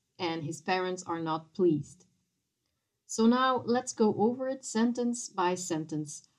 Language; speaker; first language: English; non-native, fluent; Dutch